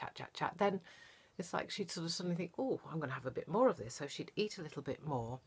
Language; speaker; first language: English; native; English